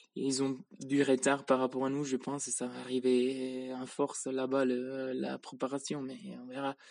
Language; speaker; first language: French; non-native, fluent; Spanish